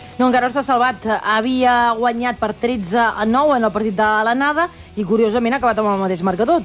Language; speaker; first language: Catalan; native; Catalan